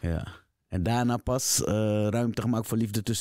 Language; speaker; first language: Dutch; native; Dutch